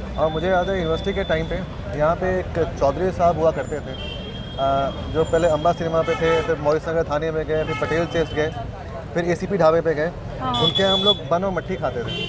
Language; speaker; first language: Hindi; native; Hindi